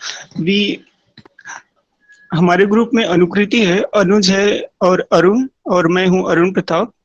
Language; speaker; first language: Hindi; native; Hindi